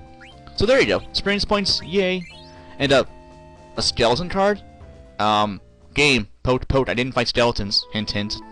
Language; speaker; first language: English; native; English